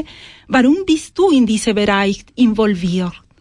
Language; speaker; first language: German; non-native, fluent; Spanish